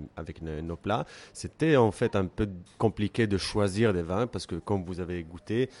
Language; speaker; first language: French; non-native, fluent; Hebrew